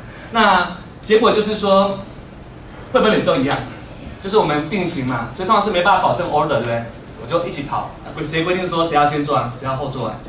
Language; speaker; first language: Chinese; native; Chinese